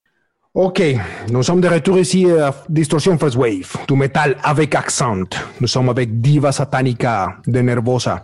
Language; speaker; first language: French; non-native, fluent; Spanish